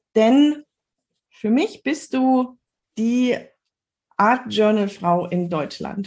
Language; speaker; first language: German; native; German